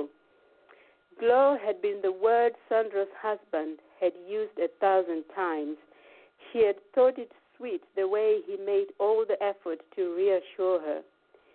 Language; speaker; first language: English; non-native, local second language; Shona